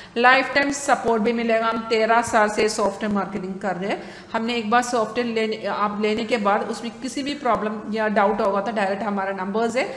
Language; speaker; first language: Hindi; non-native, local second language; Malayalam